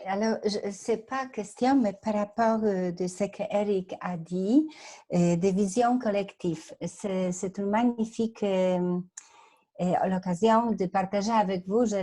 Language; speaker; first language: French; non-native, fluent; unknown